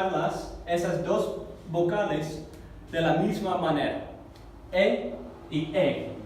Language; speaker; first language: Spanish; non-native, fluent; English